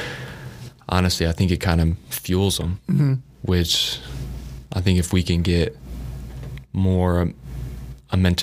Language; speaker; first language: English; native; English